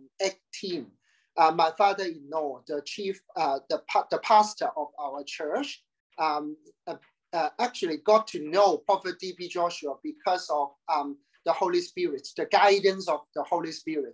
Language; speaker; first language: English; non-native, local second language; Cantonese